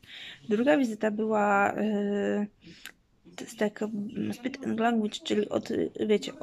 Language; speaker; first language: Polish; native; Polish